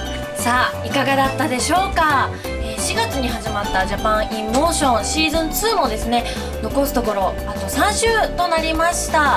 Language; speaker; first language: Japanese; native; Japanese